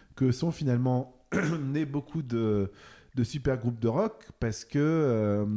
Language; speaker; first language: French; native; French